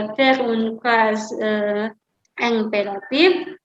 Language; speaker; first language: French; non-native, fluent; Indonesian